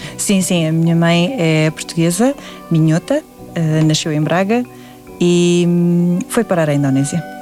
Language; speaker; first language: Portuguese; early bilingual, other home language; Indonesian